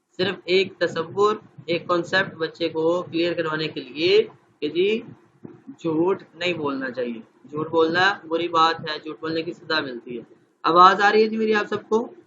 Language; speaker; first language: Urdu; non-native, local second language; Punjabi